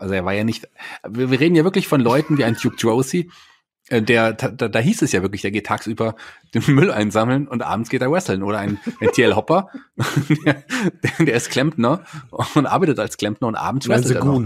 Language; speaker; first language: German; native; German